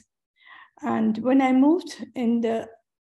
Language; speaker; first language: English; non-native, local second language; Bangla